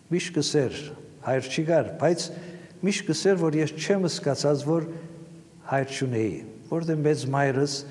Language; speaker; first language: Armenian; native; Armenian